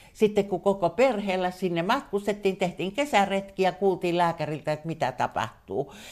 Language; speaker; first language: Finnish; native; Finnish